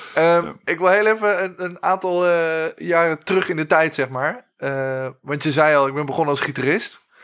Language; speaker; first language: Dutch; native; Dutch